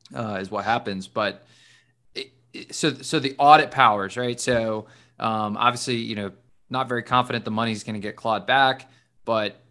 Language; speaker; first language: English; native; English